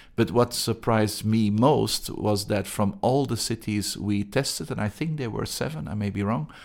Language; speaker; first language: English; non-native, fluent; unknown